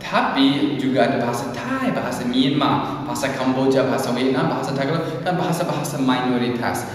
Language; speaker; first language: Indonesian; non-native, learner; English